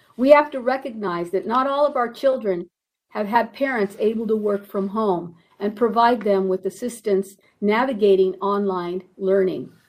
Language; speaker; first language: English; early bilingual, other home language; Spanish